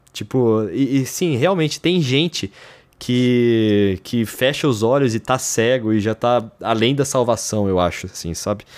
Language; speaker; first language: Portuguese; native; Portuguese